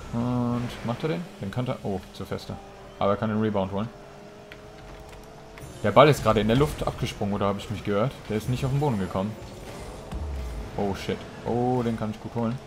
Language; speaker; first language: German; native; German